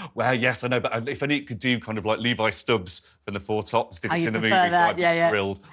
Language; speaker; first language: English; native; English